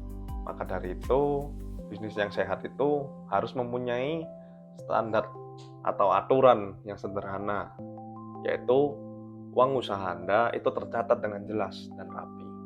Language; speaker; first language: Indonesian; native; Indonesian